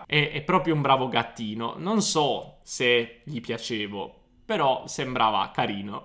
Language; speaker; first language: Italian; native; Italian